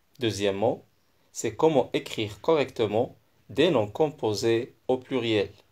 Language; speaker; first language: French; non-native, local second language; Arabic